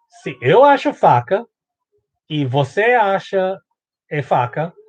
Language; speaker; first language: Portuguese; non-native, learner; English